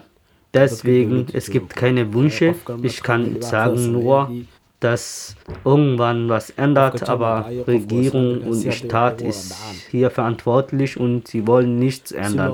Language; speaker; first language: German; non-native, learner; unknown